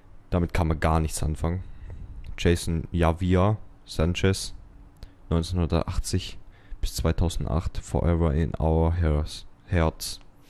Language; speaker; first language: German; native; German